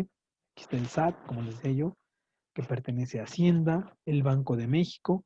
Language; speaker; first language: Spanish; native; Spanish